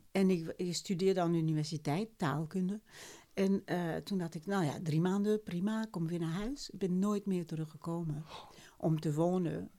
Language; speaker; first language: Dutch; non-native, fluent; French